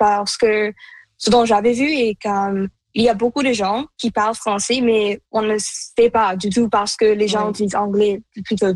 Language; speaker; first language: French; non-native, local second language; Punjabi